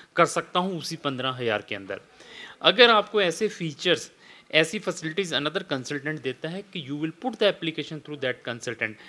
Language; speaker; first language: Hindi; non-native, local second language; Punjabi